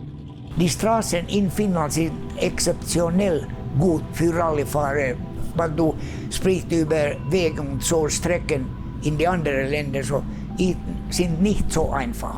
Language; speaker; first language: German; non-native, fluent; Finnish